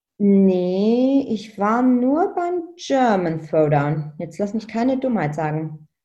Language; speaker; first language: German; non-native, local second language; Luxembourgish